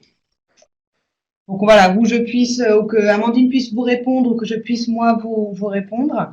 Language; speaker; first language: French; native; French